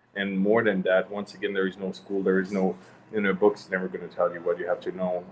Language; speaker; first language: English; non-native, fluent; French